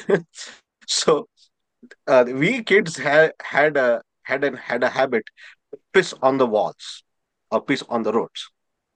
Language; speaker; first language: English; non-native, local second language; Marathi